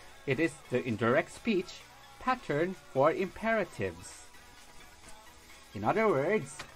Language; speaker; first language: English; non-native, local second language; Filipino